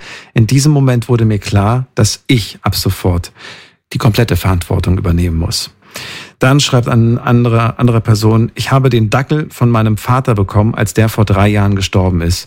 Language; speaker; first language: German; native; German